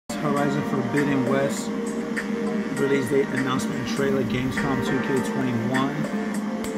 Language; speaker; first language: English; native; English